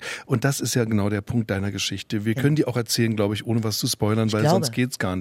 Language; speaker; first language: German; native; German